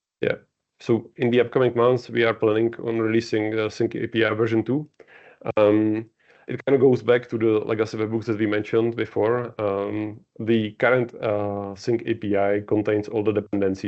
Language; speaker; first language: English; non-native, fluent; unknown